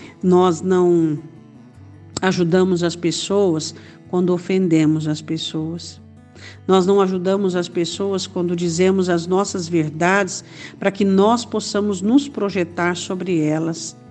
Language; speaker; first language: Portuguese; native; Portuguese